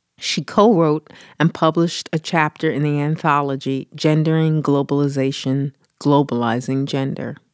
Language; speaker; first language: English; native; English